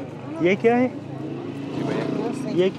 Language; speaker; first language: Hindi; non-native, learner; English